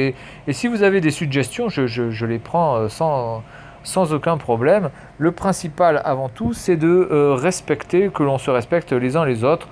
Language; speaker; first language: French; native; French